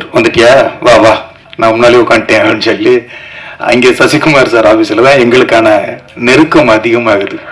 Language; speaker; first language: Tamil; native; Tamil